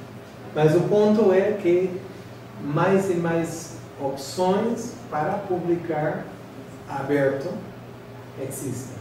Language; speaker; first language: Portuguese; non-native, fluent; English